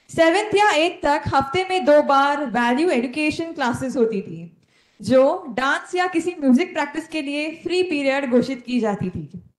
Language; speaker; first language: Hindi; non-native, local second language; Konkani